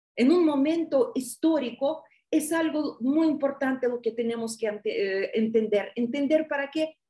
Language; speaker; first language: Spanish; non-native, fluent; Russian